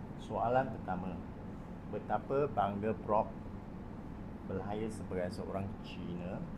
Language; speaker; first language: Malay; non-native, local second language; Chinese